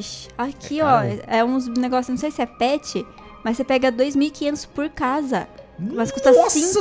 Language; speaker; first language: Portuguese; native; Portuguese